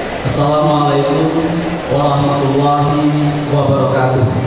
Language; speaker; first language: Indonesian; native; Indonesian